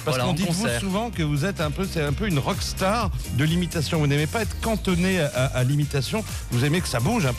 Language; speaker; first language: French; native; French